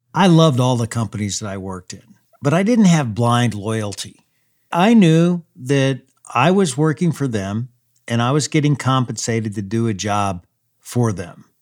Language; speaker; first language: English; native; English